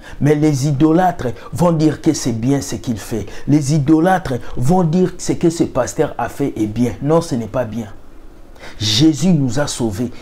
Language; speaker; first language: French; non-native, local second language; Lingala